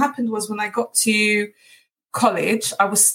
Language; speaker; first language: English; early bilingual, other home language; Portuguese